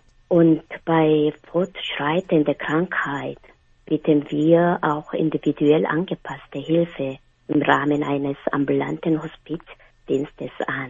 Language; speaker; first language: German; non-native, fluent; Korean